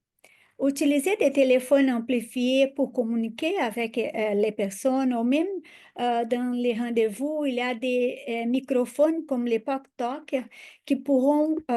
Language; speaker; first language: French; non-native, fluent; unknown